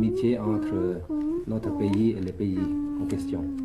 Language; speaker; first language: French; early bilingual, other home language; Thai